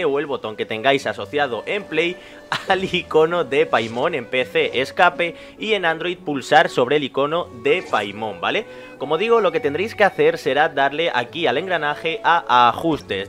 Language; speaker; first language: Spanish; native; Spanish